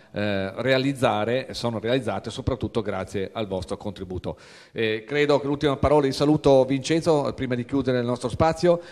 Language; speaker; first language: Italian; native; Italian